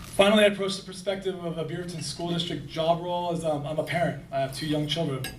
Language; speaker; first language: English; native; English